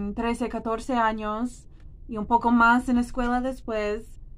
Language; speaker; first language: Spanish; non-native, fluent; English